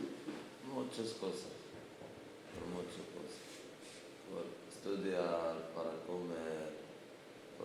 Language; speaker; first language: Spanish; non-native, learner; Arabic